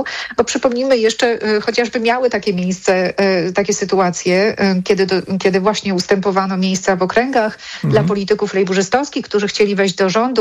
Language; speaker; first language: Polish; native; Polish